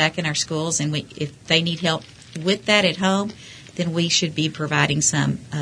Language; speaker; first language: English; native; English